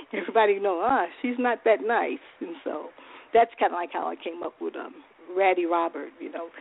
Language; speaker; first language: English; native; English